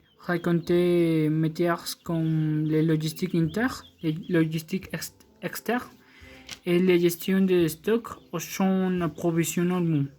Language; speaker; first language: French; non-native, learner; Spanish